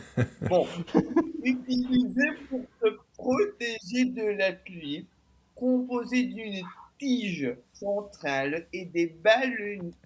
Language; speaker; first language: French; non-native, fluent; Italian